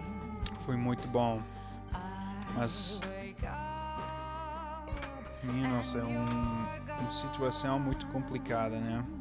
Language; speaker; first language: Portuguese; non-native, fluent; English